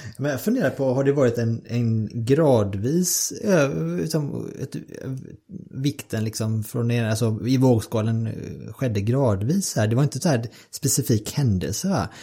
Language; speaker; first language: Swedish; native; Swedish